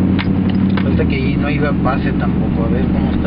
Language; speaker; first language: Spanish; native; Spanish